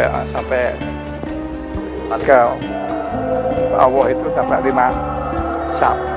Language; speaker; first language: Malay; non-native, local second language; Javanese